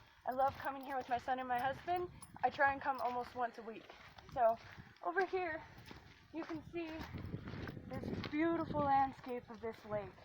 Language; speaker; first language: English; native; English